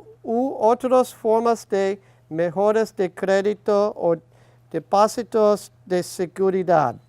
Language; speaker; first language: Spanish; non-native, learner; English